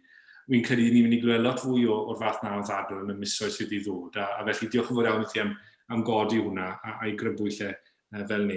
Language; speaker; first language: Welsh; native; Welsh